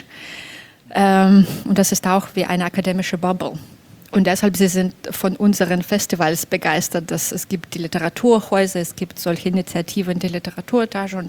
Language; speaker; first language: German; non-native, fluent; Belarusian